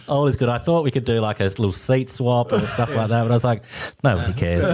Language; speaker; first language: English; native; English